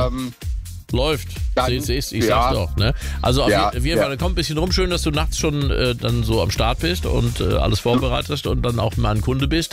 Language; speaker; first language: German; native; German